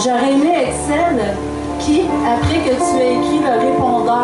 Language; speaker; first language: French; native; French